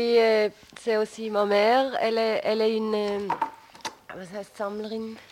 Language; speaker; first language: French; non-native, local second language; German